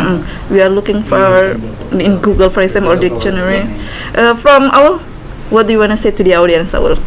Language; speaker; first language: English; non-native, learner; Indonesian